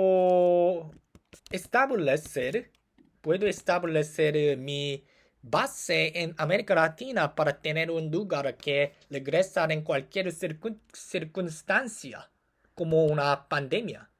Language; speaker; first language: Spanish; non-native, learner; Korean